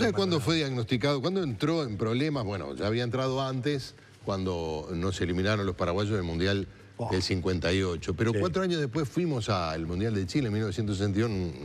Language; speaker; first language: Spanish; native; Spanish